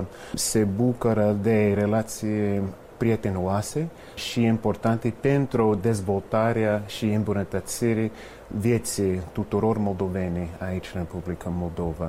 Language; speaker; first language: Romanian; non-native, fluent; English